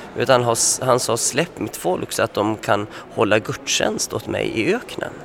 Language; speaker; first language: Swedish; native; Swedish